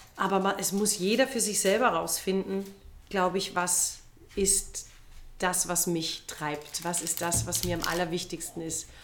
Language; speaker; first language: German; native; German